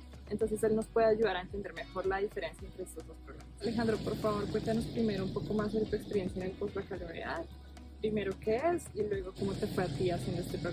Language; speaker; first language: Spanish; native; Spanish